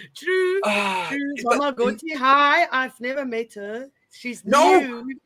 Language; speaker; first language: English; non-native, local second language; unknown